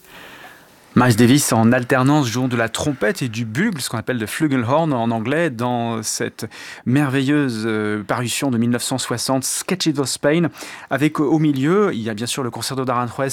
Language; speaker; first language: French; native; French